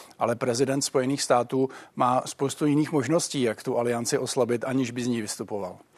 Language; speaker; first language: Czech; native; Czech